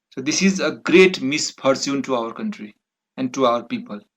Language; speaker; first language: English; non-native, local second language; Nepali